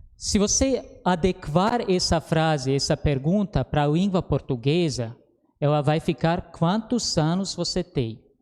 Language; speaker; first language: Portuguese; non-native, fluent; Croatian